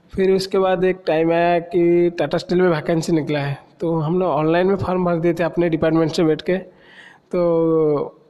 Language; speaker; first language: Hindi; non-native, local second language; Odia